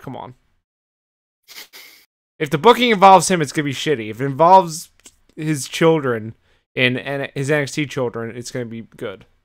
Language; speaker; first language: English; native; English